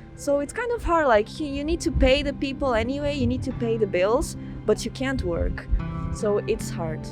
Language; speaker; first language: English; non-native, fluent; Portuguese